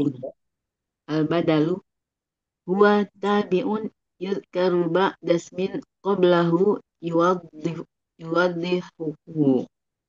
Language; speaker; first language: Arabic; non-native, learner; Indonesian